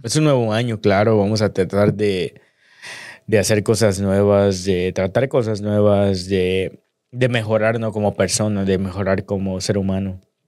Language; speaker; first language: Spanish; early bilingual, heritage; Spanish